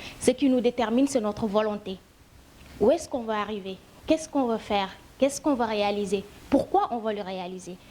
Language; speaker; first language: French; non-native, local second language; Wolof